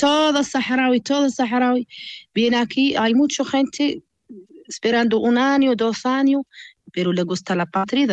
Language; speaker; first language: Spanish; non-native, learner; Arabic